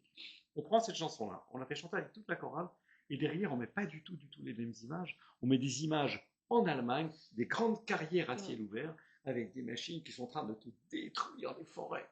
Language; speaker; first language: French; native; French